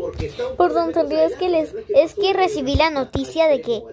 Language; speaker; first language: Spanish; native; Spanish